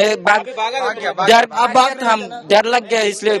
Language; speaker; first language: Hindi; non-native, learner; Bangla